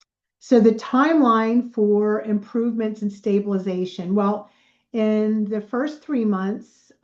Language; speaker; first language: English; native; English